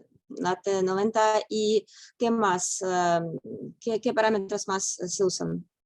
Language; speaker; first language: Spanish; non-native, fluent; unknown